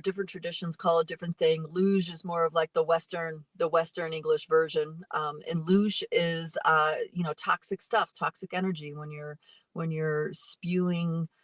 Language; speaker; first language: English; native; English